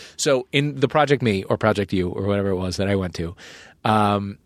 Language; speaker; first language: English; native; English